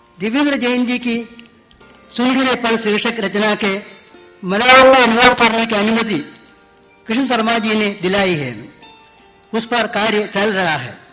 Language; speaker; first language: Hindi; non-native, local second language; Malayalam